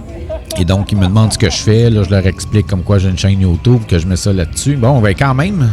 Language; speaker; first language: French; native; French